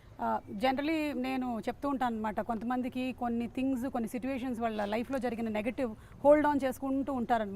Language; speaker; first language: Telugu; native; Telugu